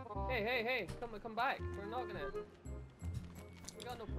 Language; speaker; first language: English; native; English